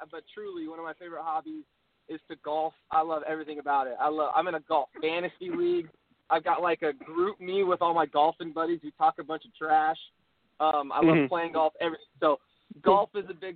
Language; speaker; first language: English; native; English